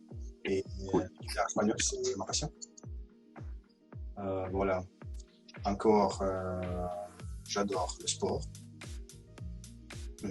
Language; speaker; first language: French; non-native, learner; Russian